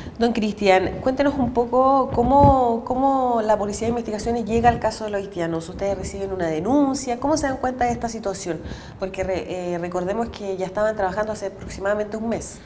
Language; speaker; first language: Spanish; native; Spanish